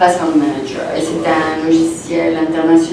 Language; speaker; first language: French; non-native, fluent; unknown